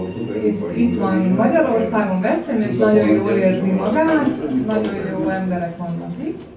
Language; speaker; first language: Hungarian; non-native, learner; Italian